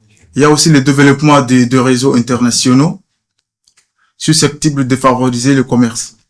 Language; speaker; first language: French; non-native, fluent; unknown